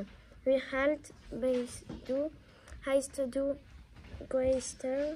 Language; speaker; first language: German; non-native, learner; French